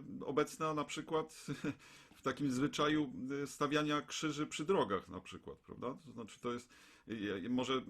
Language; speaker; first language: Polish; native; Polish